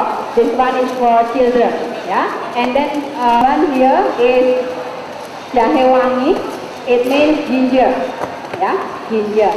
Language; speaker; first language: English; non-native, local second language; Indonesian